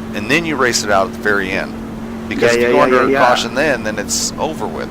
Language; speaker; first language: English; native; English